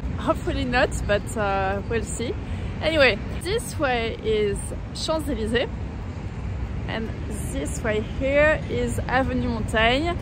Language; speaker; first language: English; non-native, fluent; French